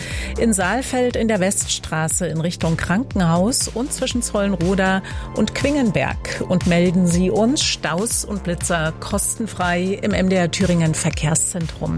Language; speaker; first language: German; native; German